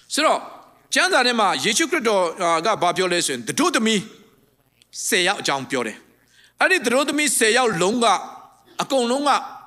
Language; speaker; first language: Burmese; non-native, local second language; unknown